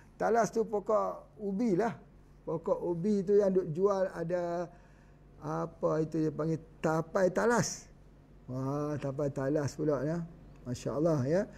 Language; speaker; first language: Malay; native; Malay